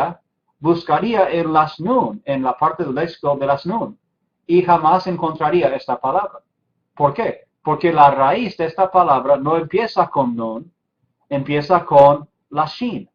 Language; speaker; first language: Spanish; non-native, fluent; English